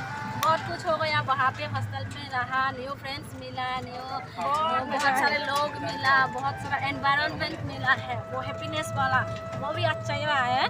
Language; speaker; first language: Hindi; non-native, local second language; Kok Borok